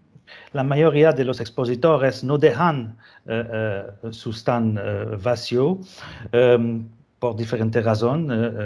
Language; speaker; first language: Spanish; non-native, fluent; French